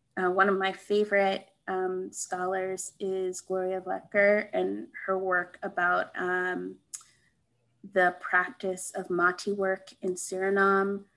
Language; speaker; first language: English; native; English